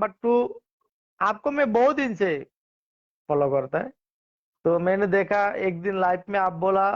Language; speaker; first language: Hindi; non-native, learner; Bangla